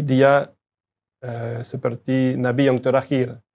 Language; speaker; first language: Indonesian; non-native, learner; French